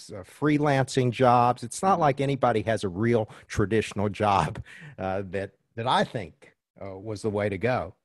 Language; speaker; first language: English; early bilingual, other home language; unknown